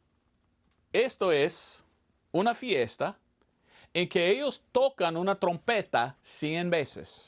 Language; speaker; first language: Spanish; non-native, fluent; English